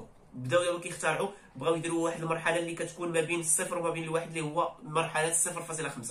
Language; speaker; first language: Arabic; native; Arabic